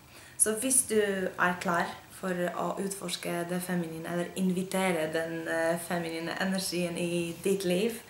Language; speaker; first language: Norwegian; non-native, fluent; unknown